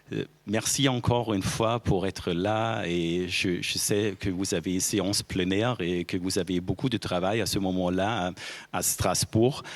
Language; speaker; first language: French; non-native, fluent; German